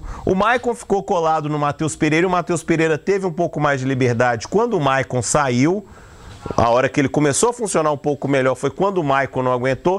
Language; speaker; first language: Portuguese; native; Portuguese